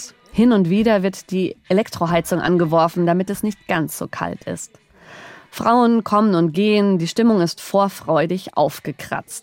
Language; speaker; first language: German; native; German